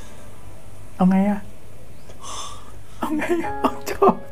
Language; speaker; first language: Thai; native; Thai